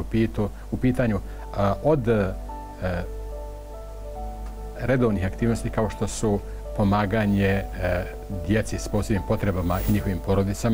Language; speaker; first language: Croatian; native; Croatian